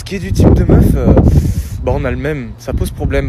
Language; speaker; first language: French; native; French